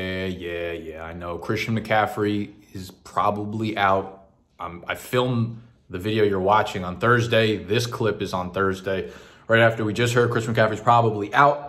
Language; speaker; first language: English; native; English